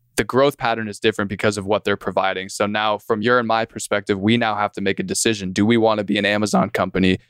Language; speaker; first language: English; native; English